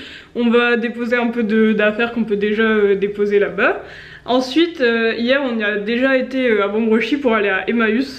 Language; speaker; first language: French; native; French